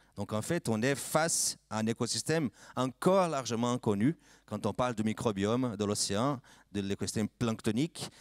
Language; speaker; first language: French; non-native, fluent; Portuguese